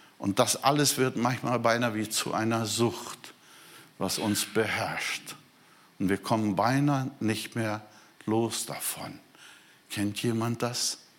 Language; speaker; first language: German; non-native, fluent; Portuguese